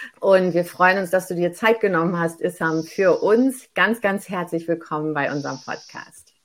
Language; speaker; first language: German; native; German